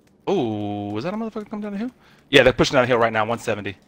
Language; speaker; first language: English; native; English